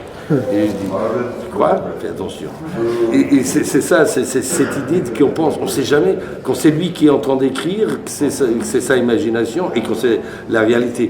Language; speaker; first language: French; non-native, fluent; Portuguese